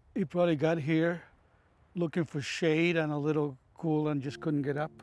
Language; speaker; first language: English; non-native, fluent; Spanish